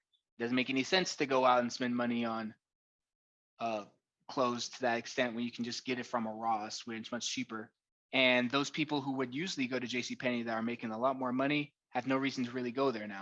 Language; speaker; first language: English; native; English